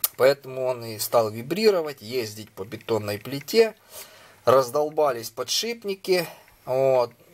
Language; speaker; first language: Russian; non-native, local second language; Ukrainian